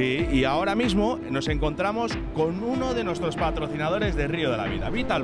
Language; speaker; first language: Spanish; native; Spanish